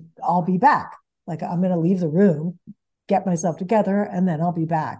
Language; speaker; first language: English; early bilingual, other home language; Spanish